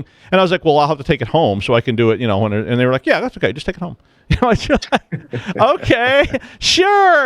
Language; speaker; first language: English; native; English